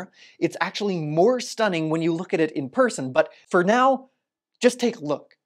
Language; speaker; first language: English; native; English